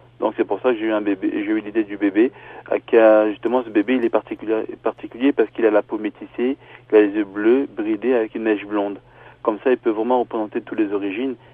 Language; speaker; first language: French; early bilingual, other home language; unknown